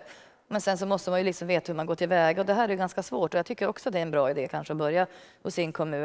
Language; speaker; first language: Swedish; native; Swedish